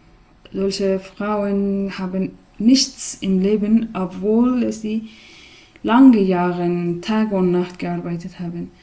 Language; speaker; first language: German; non-native, learner; Persian